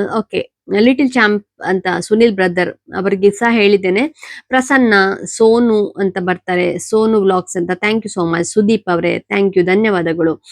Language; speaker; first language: Kannada; non-native, local second language; Konkani